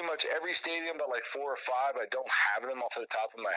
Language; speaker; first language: English; native; English